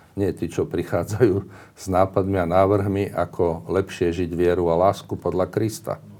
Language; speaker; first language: Slovak; native; Slovak